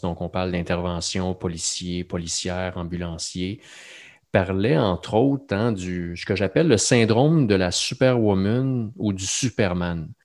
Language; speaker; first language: French; native; French